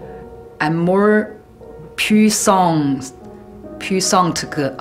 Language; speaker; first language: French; non-native, learner; Chinese